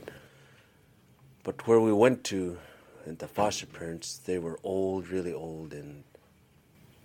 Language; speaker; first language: English; early bilingual, other home language; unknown